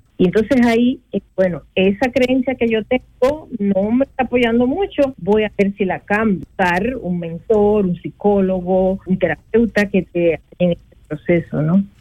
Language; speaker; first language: Spanish; native; Spanish